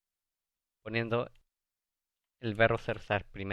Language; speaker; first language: Spanish; early bilingual, heritage; Spanish